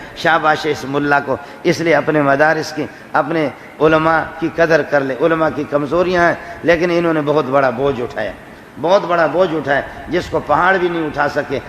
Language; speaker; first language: Urdu; non-native, local second language; Baluchi